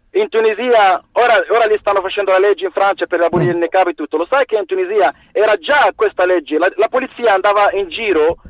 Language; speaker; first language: Italian; non-native, fluent; Arabic